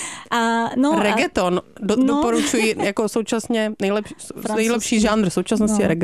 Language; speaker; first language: Czech; native; Czech